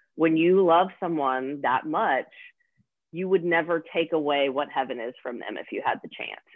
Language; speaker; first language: English; native; English